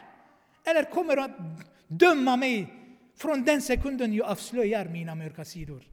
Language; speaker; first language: Swedish; non-native, fluent; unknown